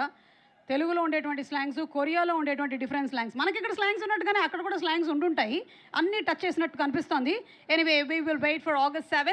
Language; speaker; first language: Telugu; native; Telugu